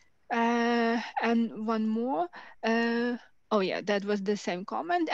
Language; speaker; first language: English; non-native, fluent; Ukrainian